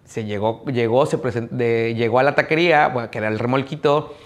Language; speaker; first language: Spanish; native; Spanish